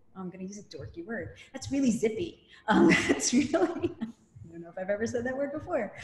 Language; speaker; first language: English; native; English